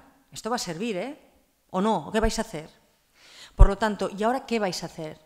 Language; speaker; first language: Spanish; non-native, local second language; Catalan